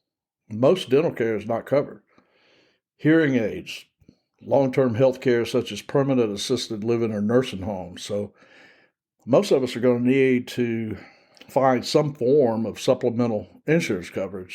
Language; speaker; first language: English; native; English